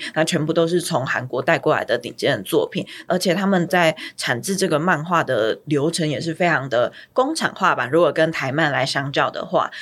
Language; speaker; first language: Chinese; native; Chinese